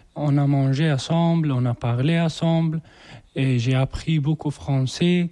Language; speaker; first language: French; non-native, learner; Persian